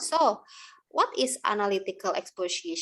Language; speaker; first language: English; non-native, learner; Indonesian